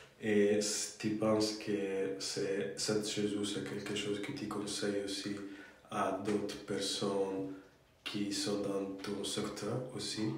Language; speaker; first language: French; non-native, fluent; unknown